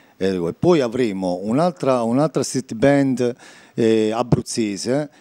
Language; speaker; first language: Italian; native; Italian